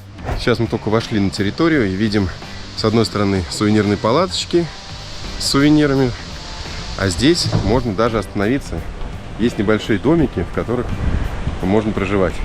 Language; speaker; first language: Russian; native; Russian